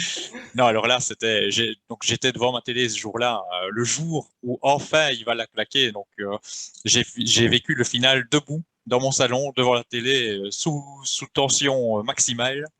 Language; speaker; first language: French; native; French